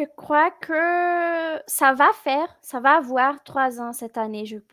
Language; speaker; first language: French; non-native, fluent; Portuguese